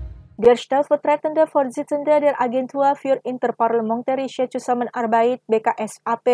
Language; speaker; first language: German; non-native, fluent; Indonesian